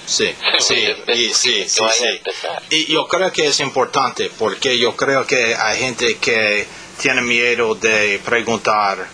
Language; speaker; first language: Spanish; non-native, learner; English